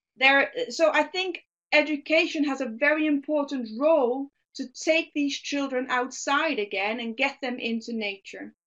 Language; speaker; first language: English; non-native, fluent; Dutch